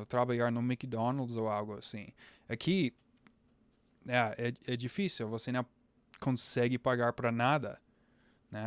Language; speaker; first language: Portuguese; non-native, fluent; English